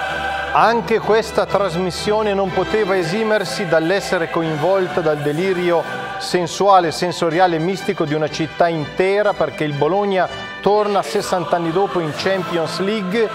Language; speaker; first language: Italian; native; Italian